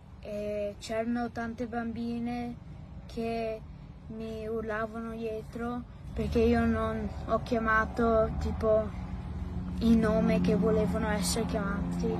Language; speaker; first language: Italian; early bilingual, heritage; Italian